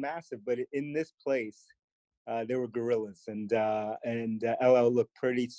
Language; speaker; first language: English; early bilingual, other home language; Spanish